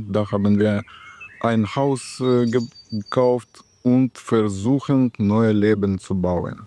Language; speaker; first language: German; non-native, learner; Ukrainian